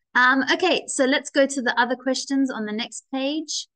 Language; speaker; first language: English; native; English